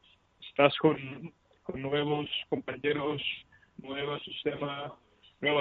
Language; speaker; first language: Spanish; non-native, learner; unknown